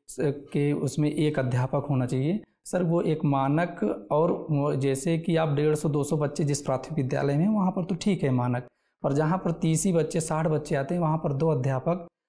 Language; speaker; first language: Hindi; native; Hindi